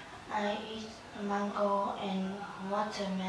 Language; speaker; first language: English; non-native, learner; Vietnamese